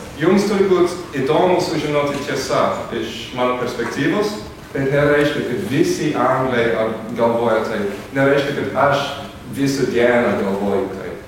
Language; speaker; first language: Lithuanian; non-native, fluent; English